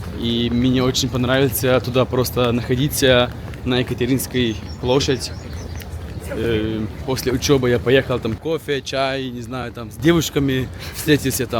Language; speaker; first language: Russian; non-native, fluent; Turkish